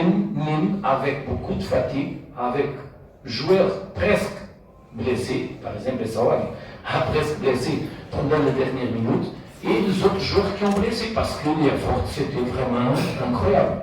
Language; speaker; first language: French; non-native, fluent; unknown